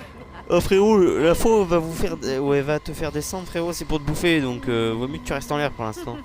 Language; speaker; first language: French; native; French